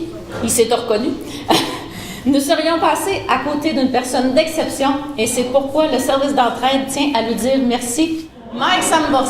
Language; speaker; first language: French; native; French